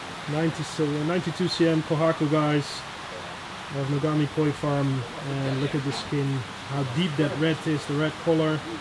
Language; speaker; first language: English; non-native, fluent; Dutch